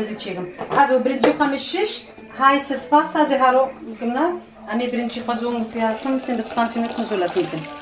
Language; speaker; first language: German; non-native, learner; Kurdish